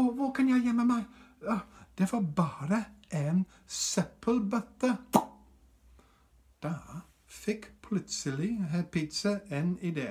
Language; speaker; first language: Norwegian; non-native, fluent; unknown